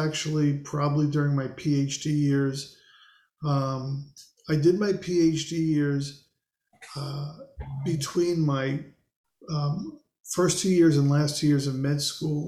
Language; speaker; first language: English; native; English